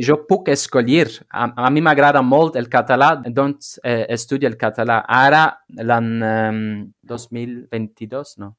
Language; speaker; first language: Italian; non-native, fluent; Dutch